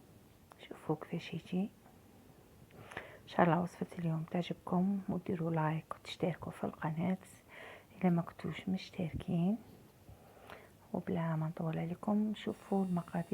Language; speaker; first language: Arabic; native; Arabic